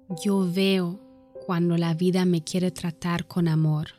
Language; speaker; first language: Spanish; non-native, fluent; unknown